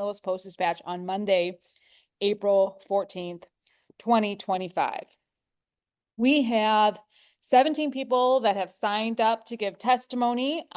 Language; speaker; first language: English; native; English